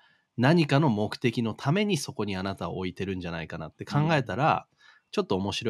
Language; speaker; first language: Japanese; native; Japanese